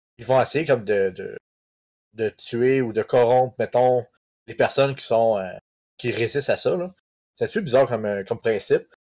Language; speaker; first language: French; native; French